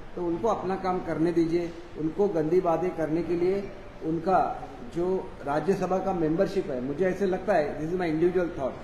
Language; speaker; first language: Hindi; non-native, local second language; Marathi